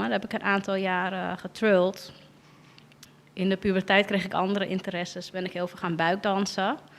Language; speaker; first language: Dutch; native; Dutch